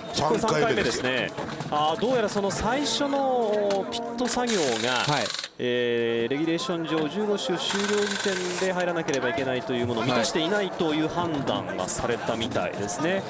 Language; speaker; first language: Japanese; native; Japanese